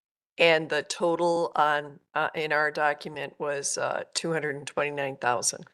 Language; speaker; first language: English; native; English